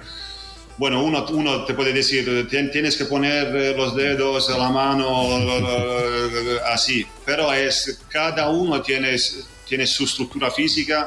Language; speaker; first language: Spanish; non-native, fluent; Italian